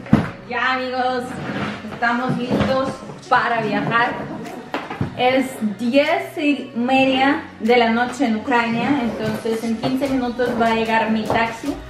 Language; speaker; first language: Spanish; non-native, fluent; Ukrainian